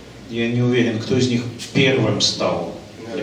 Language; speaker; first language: Russian; native; Russian